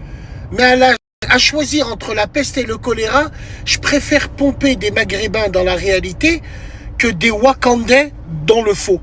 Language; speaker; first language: French; native; French